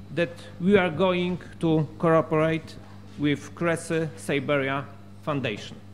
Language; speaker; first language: English; non-native, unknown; Polish